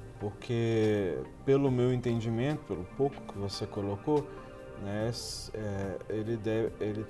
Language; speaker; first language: Portuguese; native; Portuguese